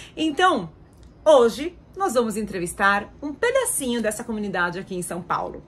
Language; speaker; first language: Portuguese; native; Portuguese